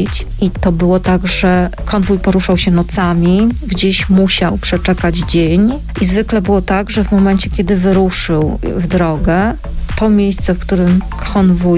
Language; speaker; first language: Polish; native; Polish